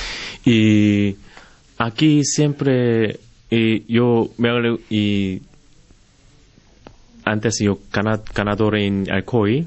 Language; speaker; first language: Spanish; non-native, learner; Korean